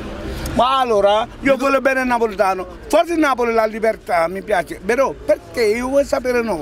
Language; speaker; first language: Italian; non-native, learner; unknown